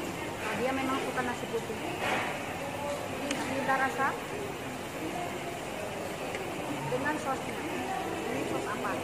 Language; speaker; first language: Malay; non-native, local second language; Sundanese